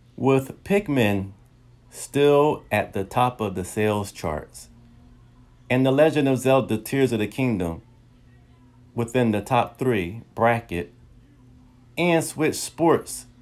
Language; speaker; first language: English; native; English